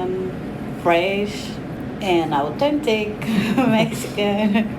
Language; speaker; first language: English; non-native, learner; Spanish